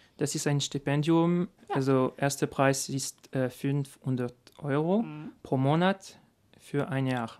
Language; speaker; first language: German; non-native, learner; French